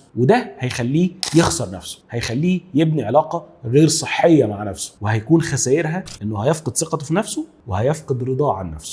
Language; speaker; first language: Arabic; native; Arabic